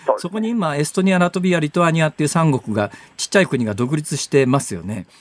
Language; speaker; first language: Japanese; native; Japanese